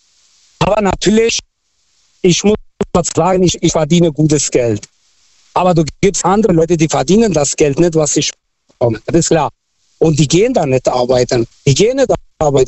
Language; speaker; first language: German; non-native, fluent; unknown